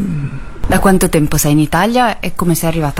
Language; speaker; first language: Italian; native; Italian